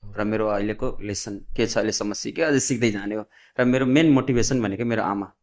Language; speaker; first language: Nepali; non-native, local second language; Bhojpuri